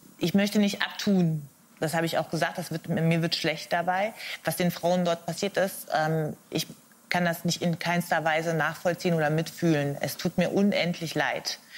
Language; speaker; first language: German; early bilingual, other home language; Arabic